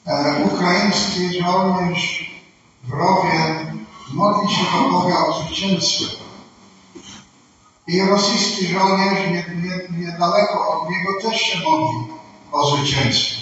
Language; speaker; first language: Polish; non-native, fluent; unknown